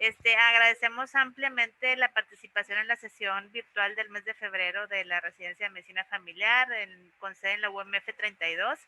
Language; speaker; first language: Spanish; native; Spanish